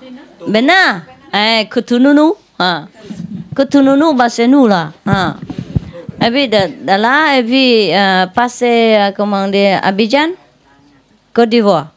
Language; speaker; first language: French; non-native, learner; Vietnamese